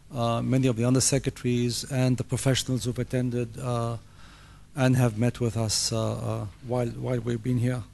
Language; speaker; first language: English; non-native, fluent; Arabic